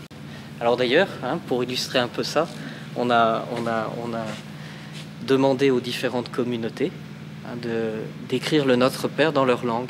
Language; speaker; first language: French; native; French